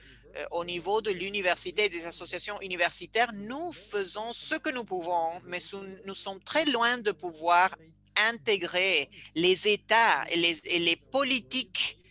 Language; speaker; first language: French; non-native, fluent; Spanish